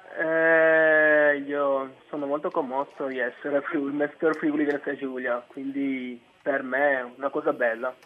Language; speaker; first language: Italian; non-native, fluent; Wolof